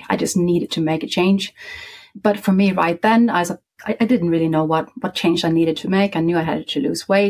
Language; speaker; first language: English; non-native, fluent; Icelandic